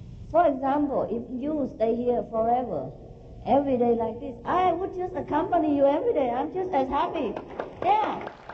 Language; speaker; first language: English; non-native, fluent; Vietnamese